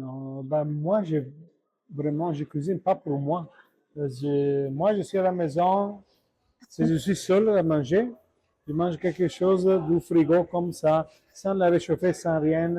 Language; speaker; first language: French; non-native, learner; Italian